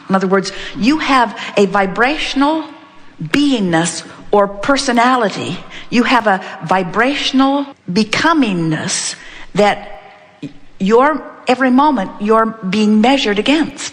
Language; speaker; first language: English; native; English